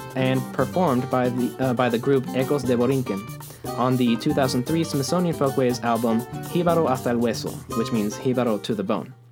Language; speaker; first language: English; native; English